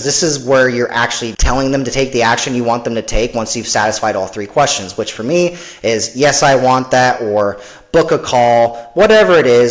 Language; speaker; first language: English; native; English